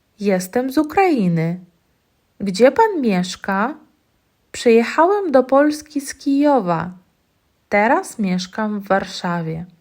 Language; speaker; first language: Polish; non-native, fluent; Ukrainian